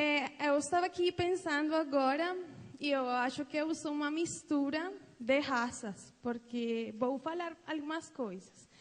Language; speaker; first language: Portuguese; non-native, fluent; Spanish